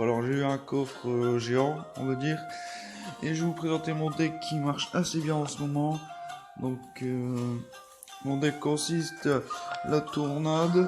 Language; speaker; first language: French; native; French